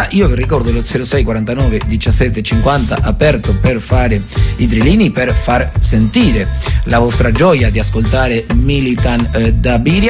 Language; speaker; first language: Italian; native; Italian